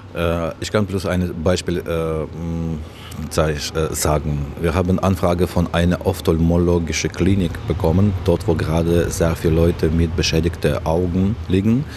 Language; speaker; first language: German; non-native, learner; Ukrainian